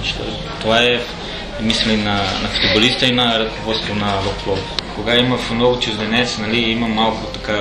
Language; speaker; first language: Bulgarian; non-native, learner; Portuguese